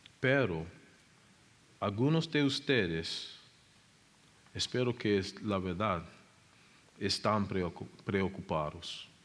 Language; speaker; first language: Spanish; non-native, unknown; English